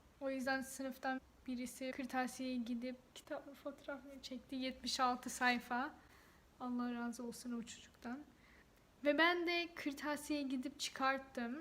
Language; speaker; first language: Turkish; non-native, fluent; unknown